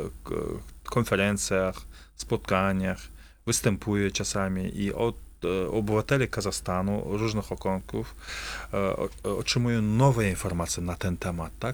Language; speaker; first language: Polish; non-native, fluent; Russian